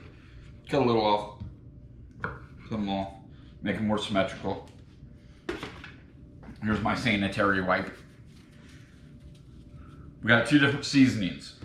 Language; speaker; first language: English; native; English